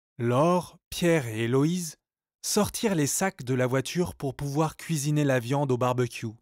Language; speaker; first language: French; native; French